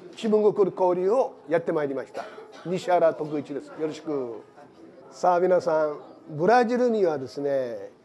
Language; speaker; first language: Japanese; native; Japanese